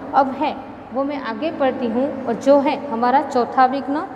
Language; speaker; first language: Hindi; non-native, local second language; Gujarati